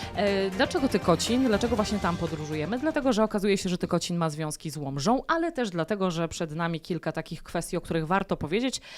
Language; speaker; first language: Polish; native; Polish